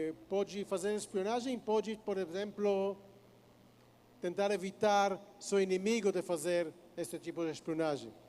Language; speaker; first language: Portuguese; non-native, fluent; Hebrew